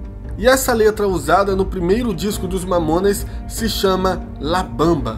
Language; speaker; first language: Portuguese; native; Portuguese